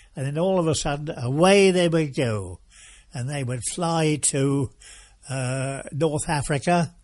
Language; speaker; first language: English; native; English